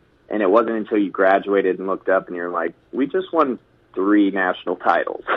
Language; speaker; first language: English; native; English